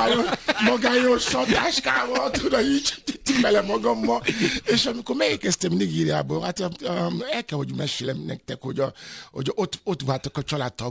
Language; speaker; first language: Hungarian; non-native, fluent; Yoruba